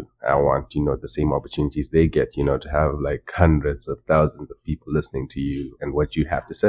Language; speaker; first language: English; non-native, local second language; Shona